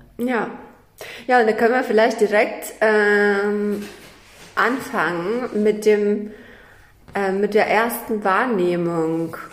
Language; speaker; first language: German; early bilingual, other home language; Russian